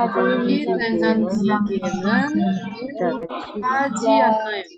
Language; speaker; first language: Korean; non-native, learner; Indonesian